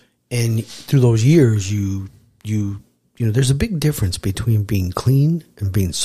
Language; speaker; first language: English; native; English